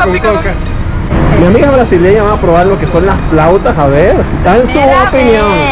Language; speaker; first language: Spanish; native; Spanish